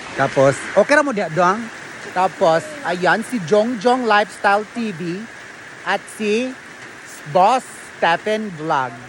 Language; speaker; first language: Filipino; non-native, local second language; Cebuano